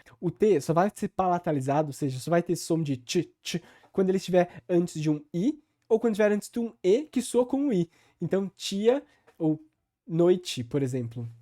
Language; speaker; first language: Portuguese; native; Portuguese